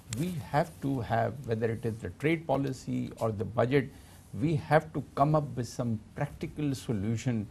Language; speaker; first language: English; non-native, local second language; Urdu